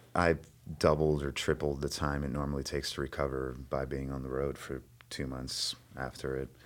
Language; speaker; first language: English; early bilingual, other home language; Spanish